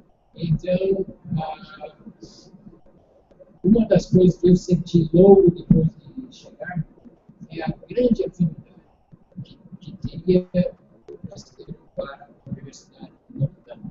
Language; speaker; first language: Portuguese; non-native, fluent; English